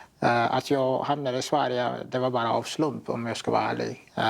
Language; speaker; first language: Swedish; non-native, fluent; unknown